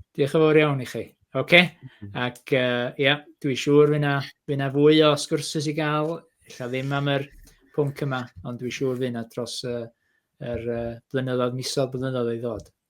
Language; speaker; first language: Welsh; native; Welsh